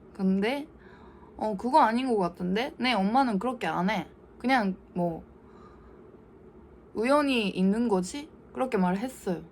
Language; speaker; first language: Korean; non-native, learner; Japanese